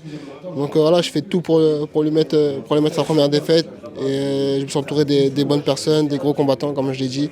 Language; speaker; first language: French; native; French